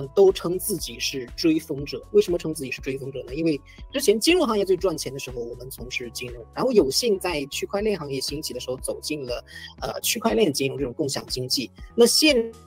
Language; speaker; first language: Chinese; native; Chinese